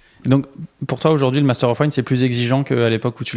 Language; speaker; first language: French; native; French